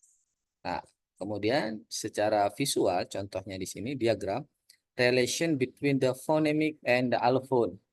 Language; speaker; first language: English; non-native, learner; Indonesian